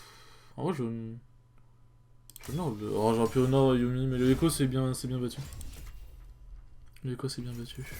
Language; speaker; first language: French; native; French